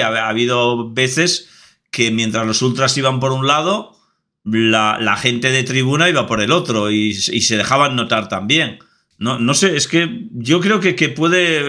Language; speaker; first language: Spanish; native; Spanish